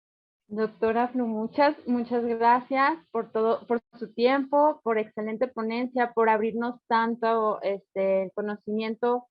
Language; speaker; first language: Spanish; native; Spanish